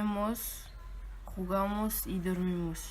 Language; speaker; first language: Spanish; non-native, learner; French